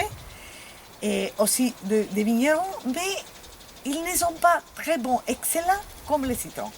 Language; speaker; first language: French; non-native, fluent; Italian